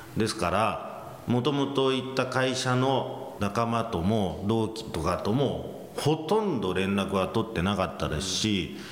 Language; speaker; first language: Japanese; early bilingual, heritage; English